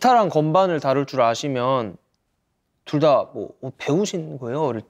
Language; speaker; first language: Korean; native; Korean